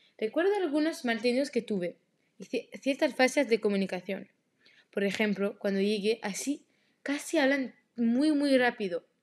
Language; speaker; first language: Spanish; non-native, learner; French